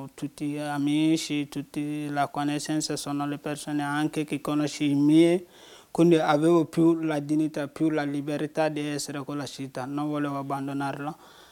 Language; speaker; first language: Italian; non-native, fluent; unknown